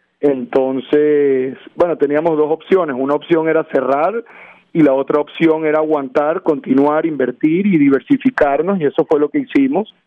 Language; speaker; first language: Spanish; native; Spanish